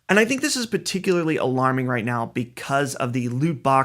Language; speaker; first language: English; native; English